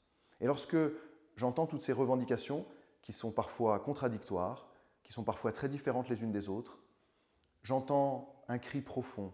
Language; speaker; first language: French; native; French